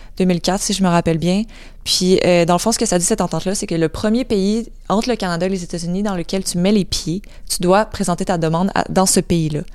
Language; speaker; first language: French; native; French